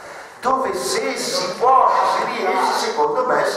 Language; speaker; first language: Italian; native; Italian